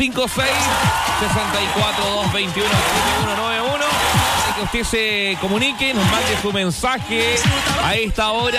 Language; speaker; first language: Spanish; native; Spanish